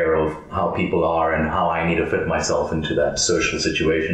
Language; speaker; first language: English; native; English